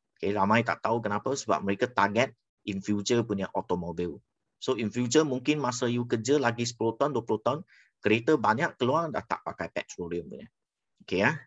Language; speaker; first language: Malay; non-native, local second language; Chinese